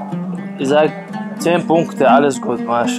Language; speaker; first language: German; non-native, learner; Arabic